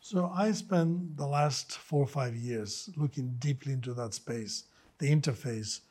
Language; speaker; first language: English; non-native, fluent; Greek